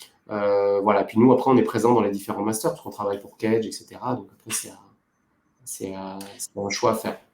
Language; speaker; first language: French; native; French